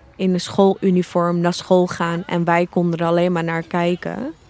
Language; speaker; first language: Dutch; early bilingual, other home language; Arabic